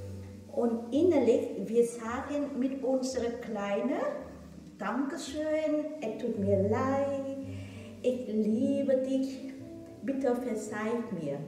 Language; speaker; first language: German; non-native, learner; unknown